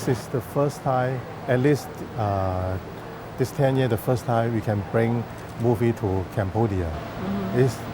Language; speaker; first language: English; non-native, fluent; Cantonese